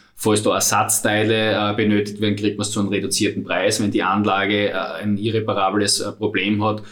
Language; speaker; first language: German; native; German